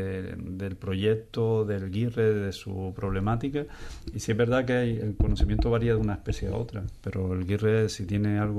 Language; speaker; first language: Spanish; native; Spanish